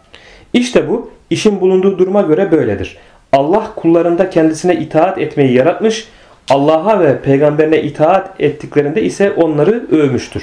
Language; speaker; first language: Turkish; native; Turkish